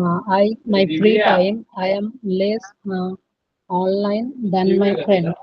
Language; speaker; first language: English; non-native, local second language; Hindi